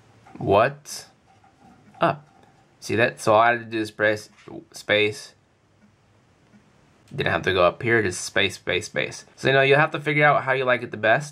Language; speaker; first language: English; native; English